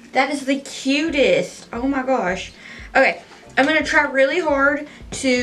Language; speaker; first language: English; native; English